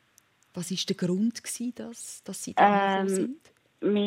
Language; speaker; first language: German; native; German